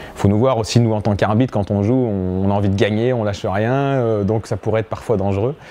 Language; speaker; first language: French; native; French